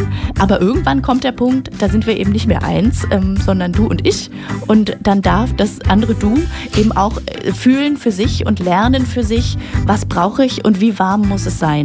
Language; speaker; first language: German; native; German